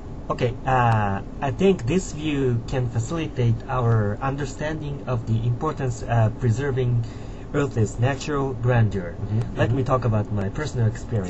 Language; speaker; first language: English; non-native, fluent; Japanese